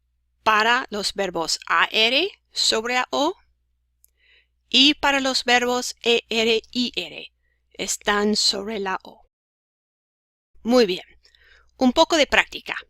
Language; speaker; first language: Spanish; non-native, fluent; English